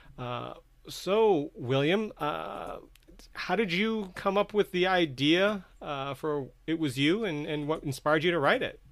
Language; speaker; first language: English; native; English